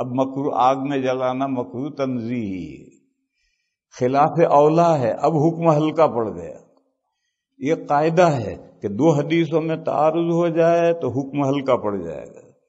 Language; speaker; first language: Urdu; non-native, local second language; Gujarati